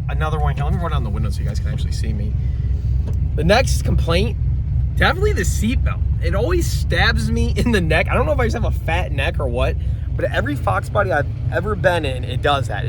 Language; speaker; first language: English; native; English